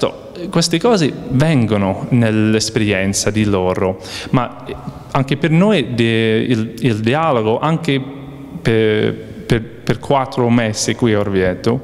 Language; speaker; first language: Italian; non-native, fluent; English